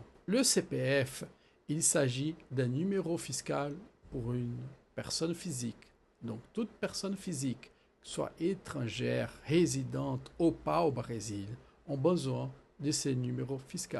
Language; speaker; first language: French; non-native, fluent; Portuguese